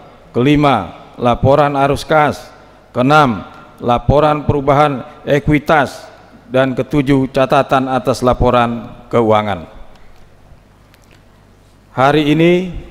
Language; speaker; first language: Indonesian; native; Indonesian